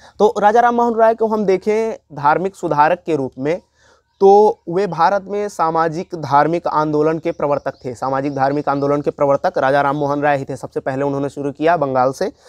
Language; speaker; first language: Hindi; native; Hindi